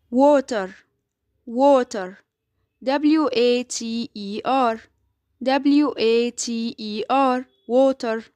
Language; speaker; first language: English; non-native, fluent; Arabic